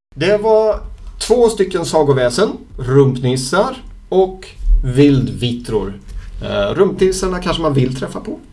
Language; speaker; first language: Swedish; native; Swedish